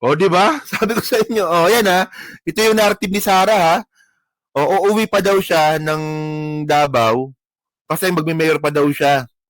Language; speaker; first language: Filipino; non-native, local second language; Hiligaynon